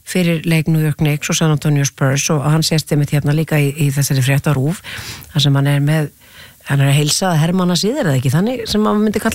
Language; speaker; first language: Icelandic; native; Icelandic